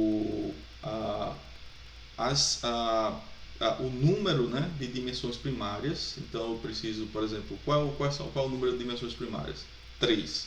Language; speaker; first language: Portuguese; native; Portuguese